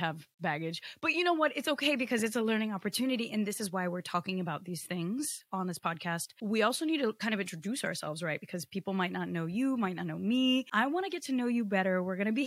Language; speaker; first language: English; early bilingual, other home language; Portuguese